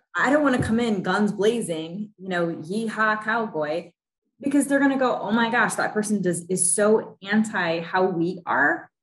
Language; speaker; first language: English; native; English